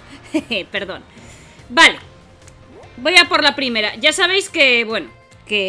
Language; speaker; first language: Spanish; native; Spanish